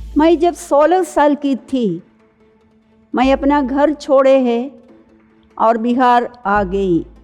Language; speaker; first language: Hindi; non-native, local second language; Malayalam